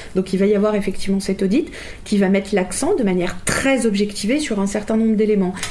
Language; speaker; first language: French; native; French